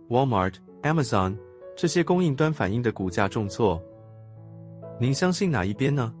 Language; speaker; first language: Chinese; native; Chinese